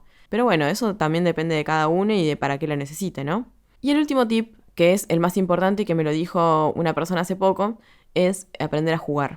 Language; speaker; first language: Spanish; native; Spanish